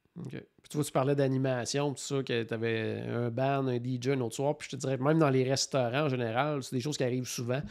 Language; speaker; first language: French; native; French